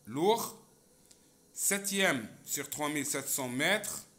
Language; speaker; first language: French; non-native, local second language; Arabic